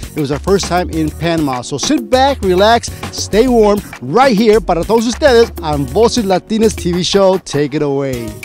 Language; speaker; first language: English; early bilingual, other home language; Spanish